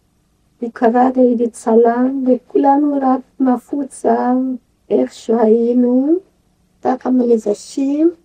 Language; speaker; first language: Hebrew; non-native, fluent; Yiddish